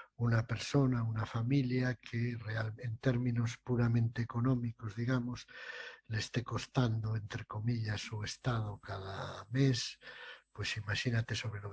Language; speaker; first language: Spanish; non-native, local second language; Galician